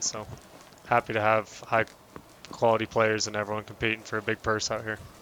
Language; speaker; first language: English; native; English